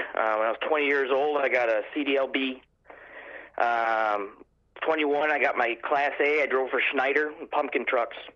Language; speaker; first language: English; native; English